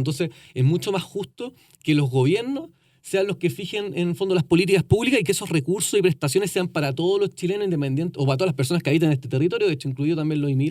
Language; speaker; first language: Spanish; native; Spanish